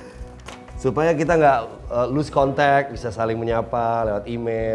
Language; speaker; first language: Indonesian; native; Indonesian